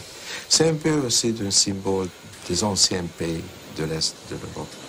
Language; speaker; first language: French; non-native, fluent; Hungarian